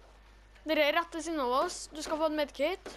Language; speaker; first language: Norwegian; native; Norwegian